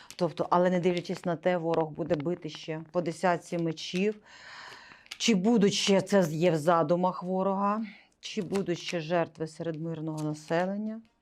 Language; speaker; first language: Ukrainian; non-native, local second language; Russian